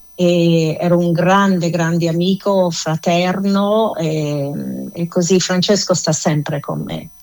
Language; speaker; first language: Italian; non-native, fluent; English